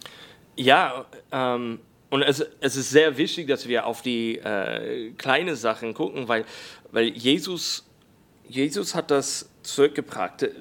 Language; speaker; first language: German; non-native, learner; English